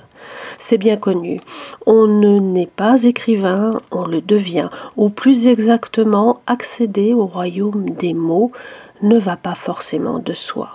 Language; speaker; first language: French; native; French